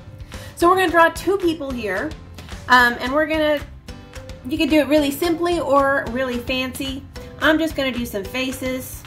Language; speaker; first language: English; native; English